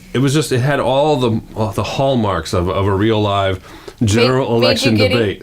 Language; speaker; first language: English; native; English